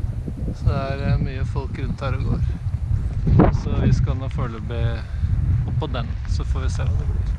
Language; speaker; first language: Norwegian; native; Norwegian